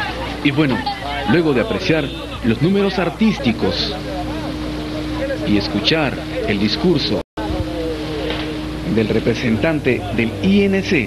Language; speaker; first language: Spanish; native; Spanish